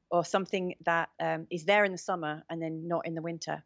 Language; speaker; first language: English; native; English